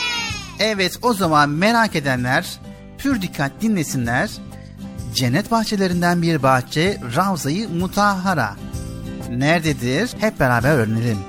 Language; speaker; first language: Turkish; native; Turkish